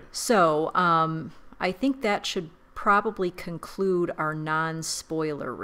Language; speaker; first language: English; native; English